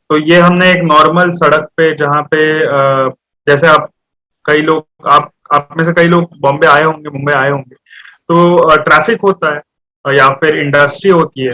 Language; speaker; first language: Hindi; non-native, local second language; Marathi